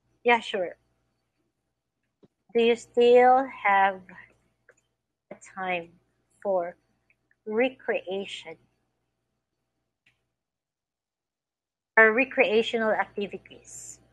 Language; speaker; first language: English; non-native, fluent; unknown